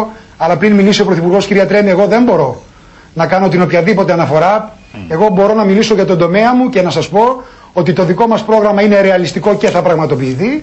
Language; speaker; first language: Greek; native; Greek